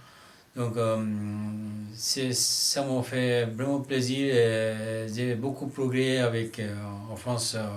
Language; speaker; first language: French; non-native, learner; Bangla